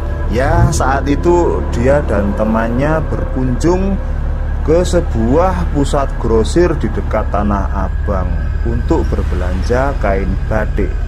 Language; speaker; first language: Indonesian; native; Indonesian